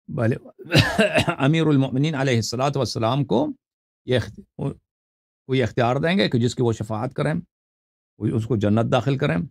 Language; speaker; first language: Urdu; non-native, fluent; Persian